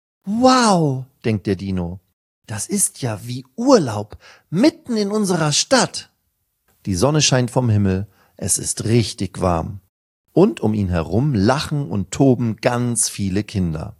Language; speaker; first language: German; native; German